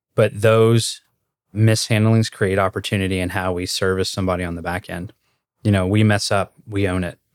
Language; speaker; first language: English; native; English